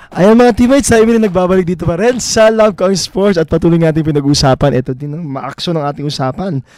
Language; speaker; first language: Filipino; native; Filipino